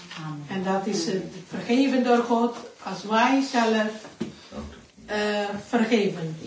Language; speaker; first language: Dutch; non-native, learner; Indonesian